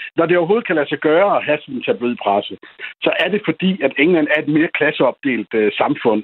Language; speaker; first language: Danish; native; Danish